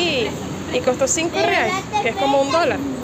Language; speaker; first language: Spanish; native; Spanish